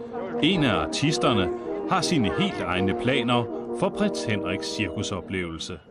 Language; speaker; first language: Danish; native; Danish